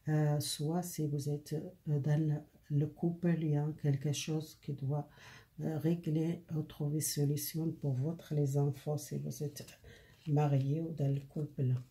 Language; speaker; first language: French; non-native, learner; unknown